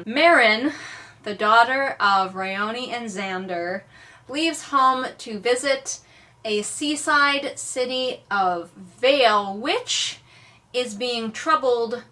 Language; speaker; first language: English; native; English